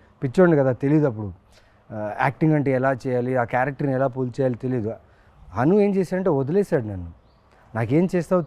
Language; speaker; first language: Telugu; native; Telugu